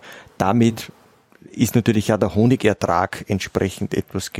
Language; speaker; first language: German; native; German